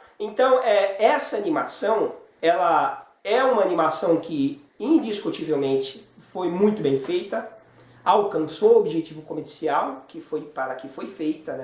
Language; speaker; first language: Portuguese; native; Portuguese